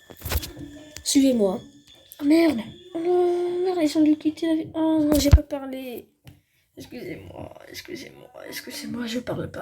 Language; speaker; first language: French; native; French